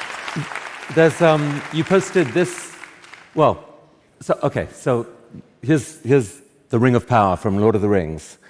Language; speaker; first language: English; native; English